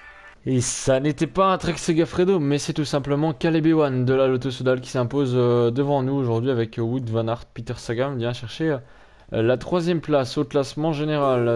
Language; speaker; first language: French; native; French